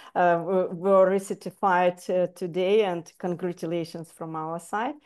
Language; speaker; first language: English; non-native, fluent; Ukrainian